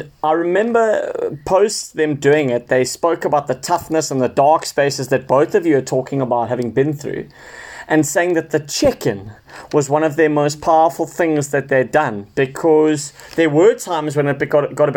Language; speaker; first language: English; native; English